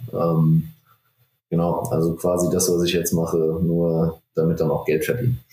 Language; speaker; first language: German; native; German